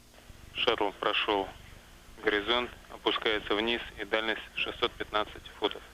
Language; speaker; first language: Russian; native; Russian